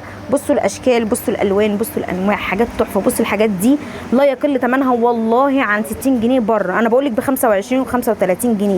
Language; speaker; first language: Arabic; native; Arabic